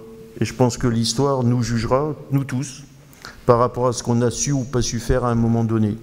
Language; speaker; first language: French; native; French